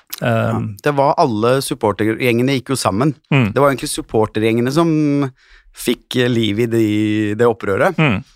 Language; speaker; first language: Norwegian; early bilingual, other home language; Turkish